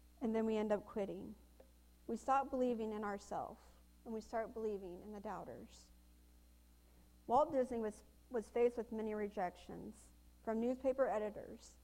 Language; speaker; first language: English; native; English